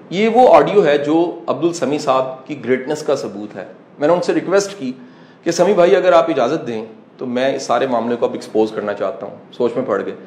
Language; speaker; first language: Urdu; non-native, local second language; Punjabi